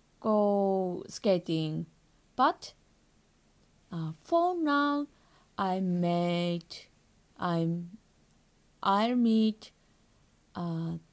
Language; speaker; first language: English; non-native, learner; Japanese